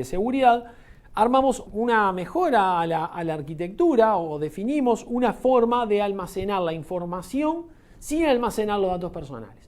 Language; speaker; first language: Spanish; native; Spanish